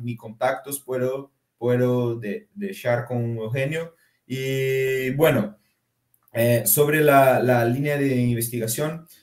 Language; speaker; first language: Spanish; non-native, fluent; Portuguese